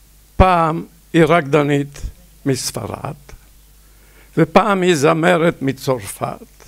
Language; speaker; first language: Hebrew; non-native, fluent; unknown